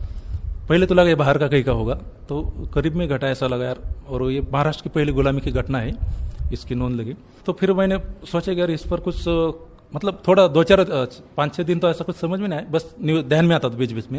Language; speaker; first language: Hindi; non-native, local second language; Marathi